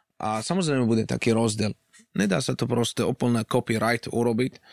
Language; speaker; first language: Slovak; non-native, fluent; Arabic